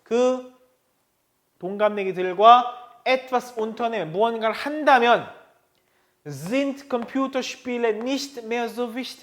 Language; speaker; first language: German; non-native, fluent; Korean